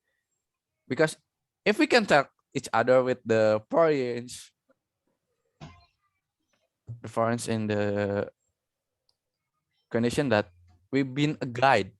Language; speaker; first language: English; non-native, learner; Indonesian